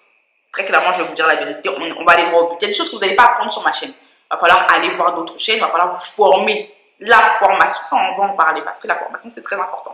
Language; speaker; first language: French; native; French